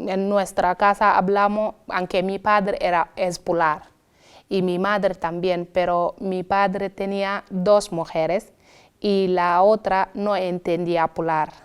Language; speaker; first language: Spanish; non-native, fluent; Wolof